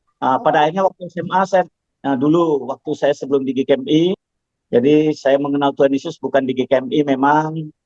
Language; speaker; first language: Indonesian; non-native, local second language; Javanese